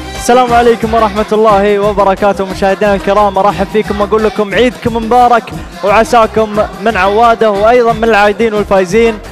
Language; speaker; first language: Arabic; native; Arabic